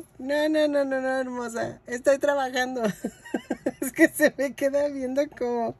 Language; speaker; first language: Spanish; native; Spanish